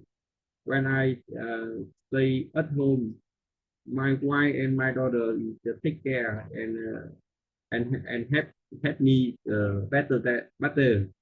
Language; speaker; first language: English; non-native, learner; Vietnamese